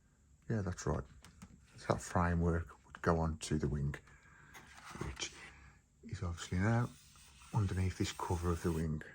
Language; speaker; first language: English; native; English